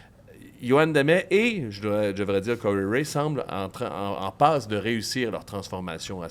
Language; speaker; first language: French; native; French